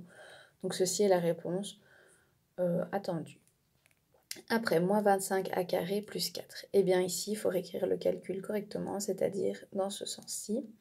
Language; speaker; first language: French; native; French